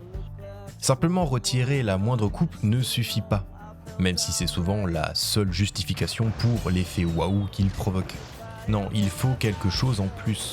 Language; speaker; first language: French; native; French